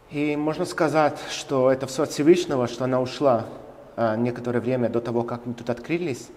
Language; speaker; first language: Russian; non-native, fluent; Spanish